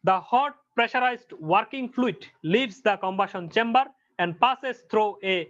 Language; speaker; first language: English; non-native, local second language; Bangla